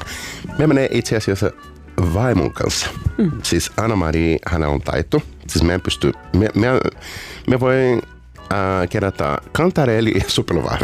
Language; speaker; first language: Finnish; non-native, fluent; Portuguese